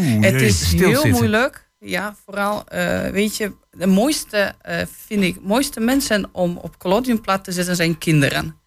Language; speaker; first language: Dutch; non-native, fluent; Polish